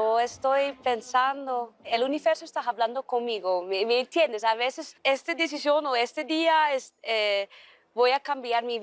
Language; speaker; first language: Spanish; non-native, learner; Dutch